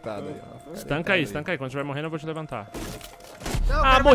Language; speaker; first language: Portuguese; native; Portuguese